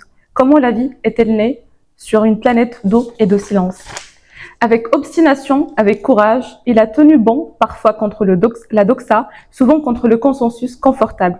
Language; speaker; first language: French; native; French